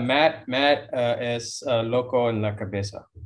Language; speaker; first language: Spanish; non-native, learner; English